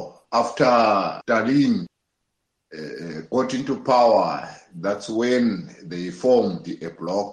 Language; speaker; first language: English; non-native, local second language; North Ndebele